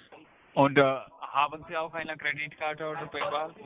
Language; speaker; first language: German; non-native, learner; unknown